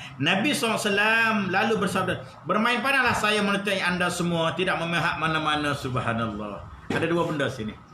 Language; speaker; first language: Malay; native; Malay